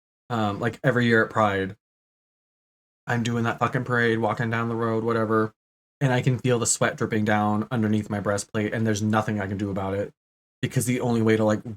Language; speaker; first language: English; native; English